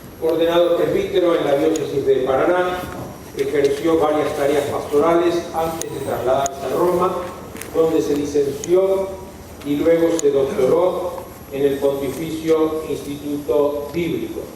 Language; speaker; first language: Spanish; native; Spanish